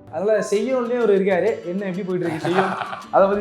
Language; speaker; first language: Tamil; native; Tamil